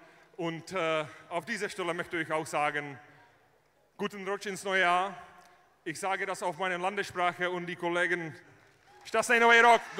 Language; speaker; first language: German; non-native, fluent; Czech